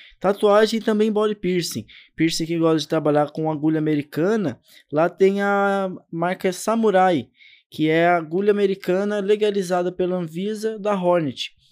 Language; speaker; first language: Portuguese; native; Portuguese